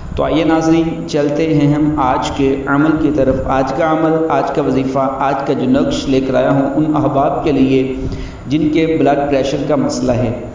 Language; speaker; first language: Urdu; non-native, local second language; Punjabi